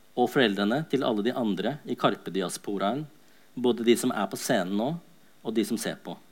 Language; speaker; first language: Norwegian; early bilingual, other home language; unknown